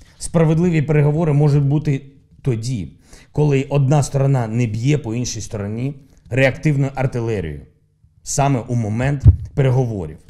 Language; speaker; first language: Ukrainian; non-native, local second language; Russian